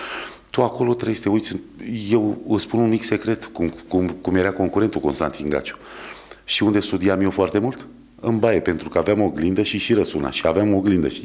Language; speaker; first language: Romanian; native; Romanian